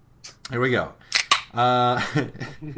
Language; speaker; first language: English; native; English